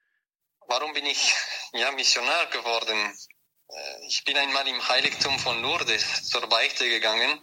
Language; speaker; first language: German; non-native, fluent; French